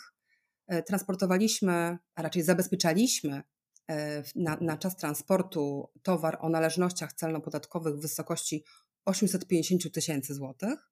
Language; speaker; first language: Polish; native; Polish